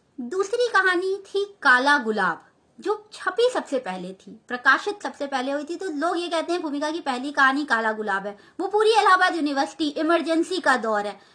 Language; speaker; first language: Hindi; native; Hindi